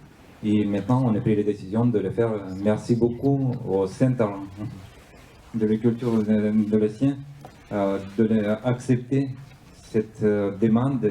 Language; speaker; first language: French; non-native, learner; Russian